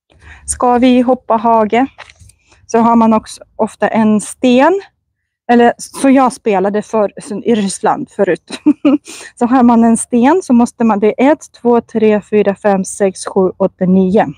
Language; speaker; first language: Swedish; non-native, fluent; Russian